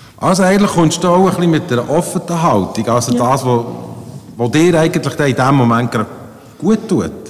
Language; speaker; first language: German; native; German